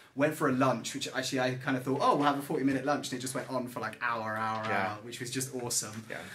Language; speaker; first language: English; native; English